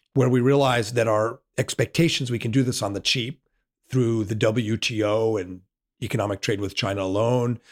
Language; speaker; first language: English; native; English